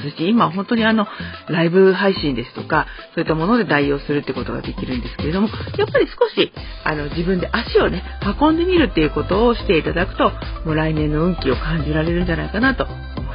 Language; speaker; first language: Japanese; native; Japanese